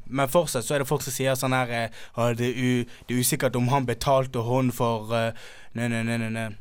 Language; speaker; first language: Norwegian; early bilingual, other home language; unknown